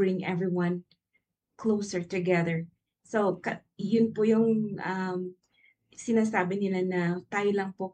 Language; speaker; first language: English; non-native, local second language; Cebuano